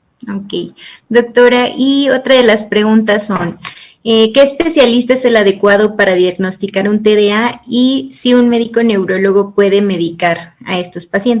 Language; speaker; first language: Spanish; native; Spanish